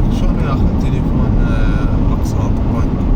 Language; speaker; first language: Arabic; non-native, learner; Urdu